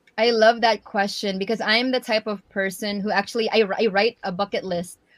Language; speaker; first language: English; early bilingual, other home language; Waray